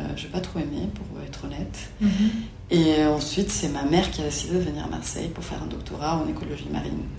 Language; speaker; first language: French; non-native, fluent; Spanish